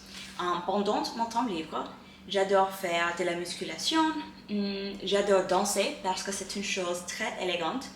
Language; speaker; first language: French; non-native, learner; English